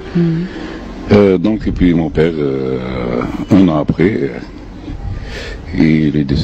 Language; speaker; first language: French; non-native, local second language; Arabic